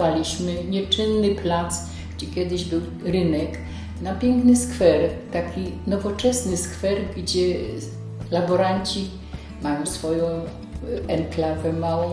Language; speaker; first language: Polish; native; Polish